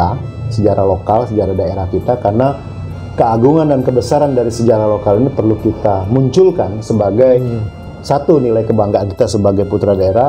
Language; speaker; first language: Indonesian; native; Indonesian